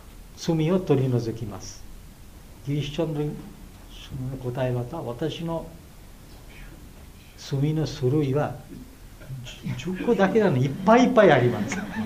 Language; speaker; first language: Japanese; non-native, fluent; Bangla